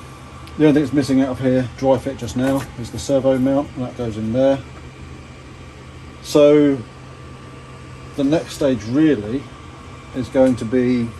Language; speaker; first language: English; native; English